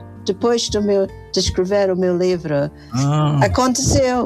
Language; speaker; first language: Portuguese; non-native, fluent; English